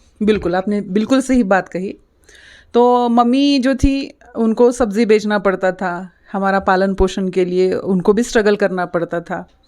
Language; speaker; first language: Hindi; non-native, local second language; Marathi